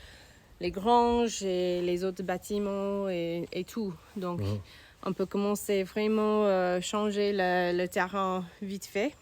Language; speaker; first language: French; non-native, learner; English